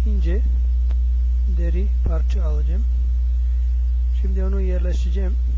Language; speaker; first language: Turkish; non-native, learner; English